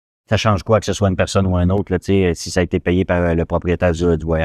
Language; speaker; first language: French; native; French